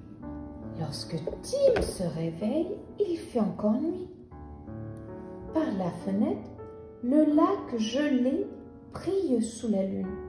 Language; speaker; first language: French; native; French